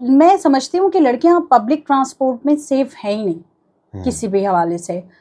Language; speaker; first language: Urdu; native; Urdu